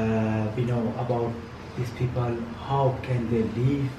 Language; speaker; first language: English; non-native, learner; Persian